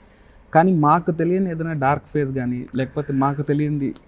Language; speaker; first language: Telugu; native; Telugu